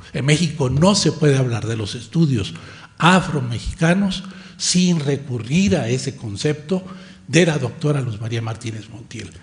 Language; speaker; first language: Spanish; native; Spanish